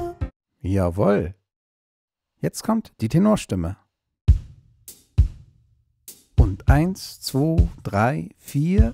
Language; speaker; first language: German; native; German